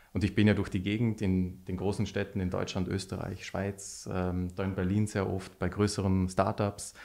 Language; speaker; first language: German; native; German